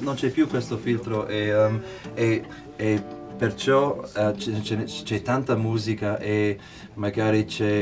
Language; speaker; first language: Italian; non-native, fluent; English